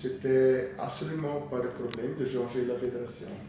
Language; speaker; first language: French; non-native, fluent; German